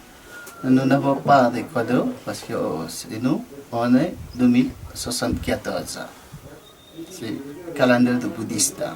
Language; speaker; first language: French; non-native, learner; Nepali